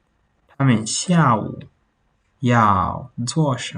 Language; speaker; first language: Chinese; non-native, fluent; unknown